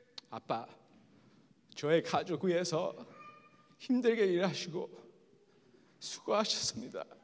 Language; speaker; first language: Korean; early bilingual, heritage; Korean